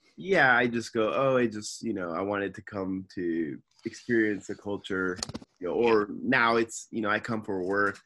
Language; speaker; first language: English; native; English